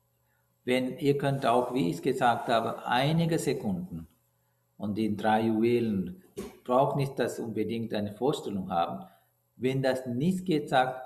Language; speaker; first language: German; non-native, learner; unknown